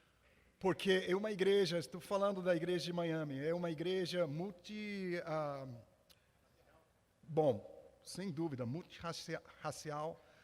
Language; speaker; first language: Portuguese; non-native, fluent; English